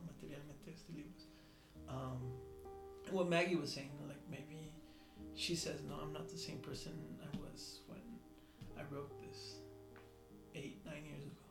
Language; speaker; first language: English; early bilingual, other home language; Spanish